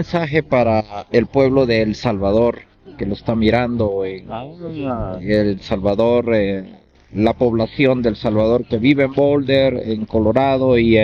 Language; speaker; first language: Spanish; native; Spanish